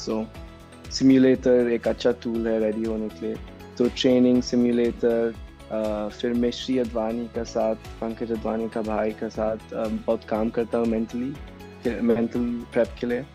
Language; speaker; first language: Hindi; non-native, local second language; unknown